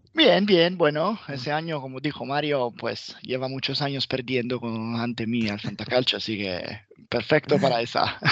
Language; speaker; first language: Spanish; non-native, fluent; Italian